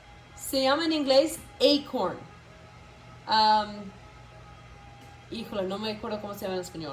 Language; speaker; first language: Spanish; non-native, local second language; English